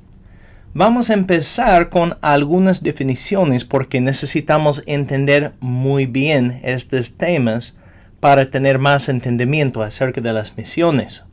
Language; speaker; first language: Spanish; non-native, fluent; English